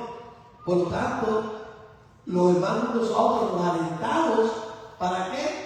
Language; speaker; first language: Spanish; native; Spanish